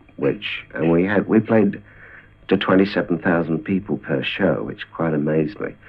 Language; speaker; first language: English; native; English